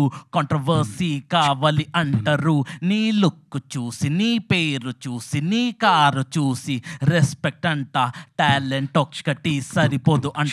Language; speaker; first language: Telugu; native; Telugu